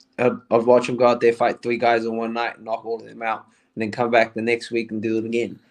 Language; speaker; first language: English; native; English